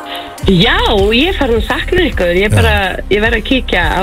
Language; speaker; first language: Icelandic; non-native, learner; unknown